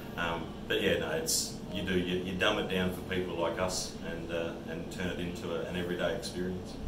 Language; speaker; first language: English; native; English